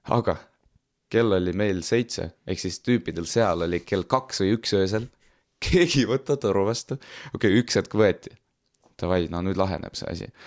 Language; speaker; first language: Estonian; non-native, local second language; Russian